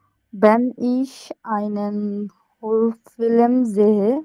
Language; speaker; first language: German; non-native, learner; Bangla